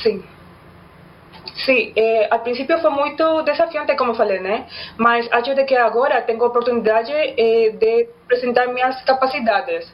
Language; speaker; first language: Portuguese; non-native, learner; Spanish